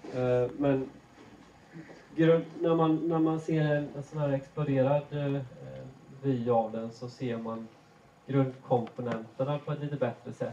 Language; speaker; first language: Swedish; native; Swedish